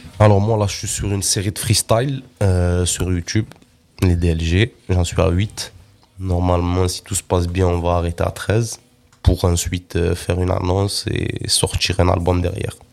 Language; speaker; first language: French; native; French